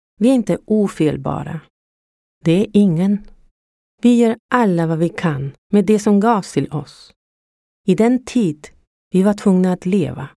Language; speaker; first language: Swedish; non-native, fluent; Spanish